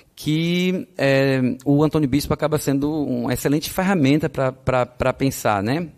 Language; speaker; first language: Portuguese; native; Portuguese